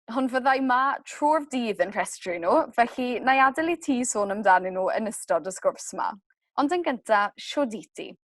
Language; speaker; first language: Welsh; native; Welsh